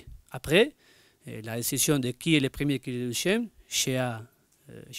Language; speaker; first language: French; non-native, learner; Spanish